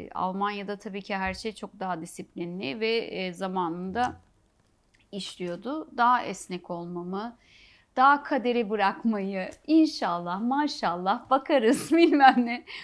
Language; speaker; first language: Turkish; early bilingual, heritage; Turkish